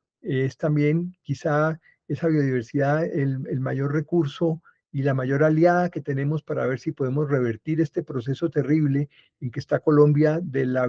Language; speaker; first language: Spanish; native; Spanish